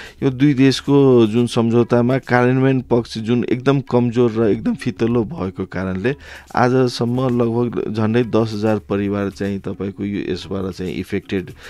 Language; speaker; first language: Nepali; non-native, local second language; Maithili